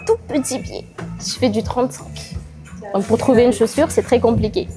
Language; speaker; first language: French; native; French